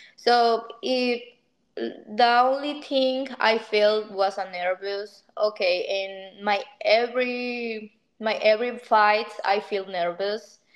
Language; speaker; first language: English; non-native, learner; Spanish